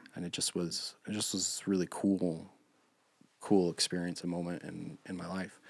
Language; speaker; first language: English; native; English